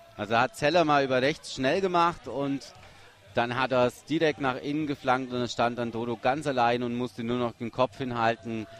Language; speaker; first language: German; native; German